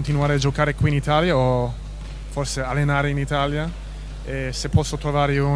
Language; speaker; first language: Italian; non-native, fluent; English